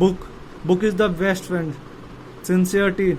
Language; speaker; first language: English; non-native, local second language; Hindi